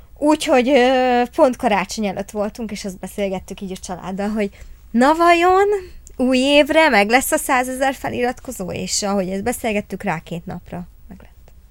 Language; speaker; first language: Hungarian; native; Hungarian